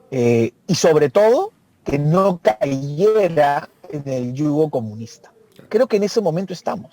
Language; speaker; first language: Spanish; native; Spanish